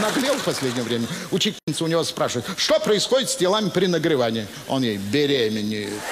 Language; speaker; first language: Russian; native; Russian